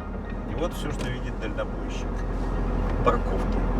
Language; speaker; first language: Russian; native; Russian